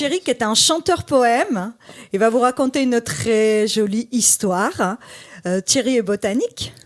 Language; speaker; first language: French; native; French